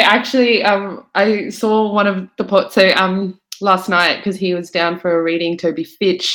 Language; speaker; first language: English; native; English